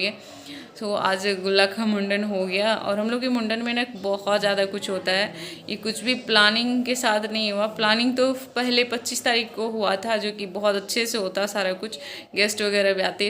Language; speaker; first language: Hindi; non-native, local second language; Maithili